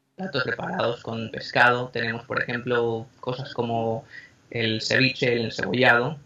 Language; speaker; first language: Spanish; native; Spanish